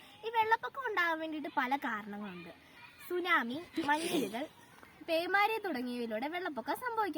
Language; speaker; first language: Malayalam; native; Malayalam